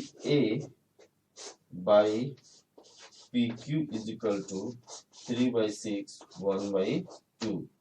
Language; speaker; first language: English; non-native, local second language; Hindi